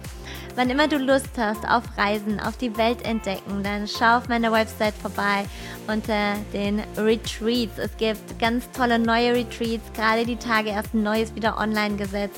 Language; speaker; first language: German; native; German